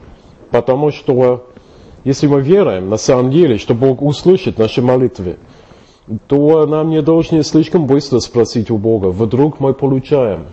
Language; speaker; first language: Russian; non-native, fluent; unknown